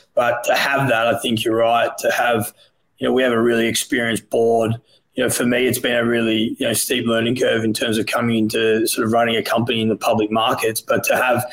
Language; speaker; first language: English; native; English